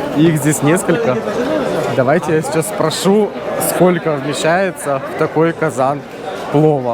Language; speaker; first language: Russian; native; Russian